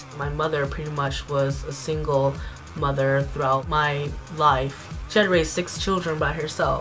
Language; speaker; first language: English; early bilingual, other home language; Hmong